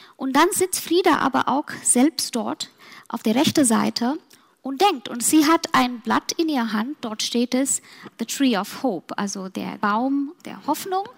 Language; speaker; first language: German; non-native, fluent; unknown